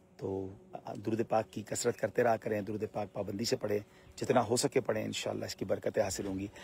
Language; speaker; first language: Urdu; native; Urdu